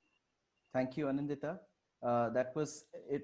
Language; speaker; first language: English; non-native, local second language; Hindi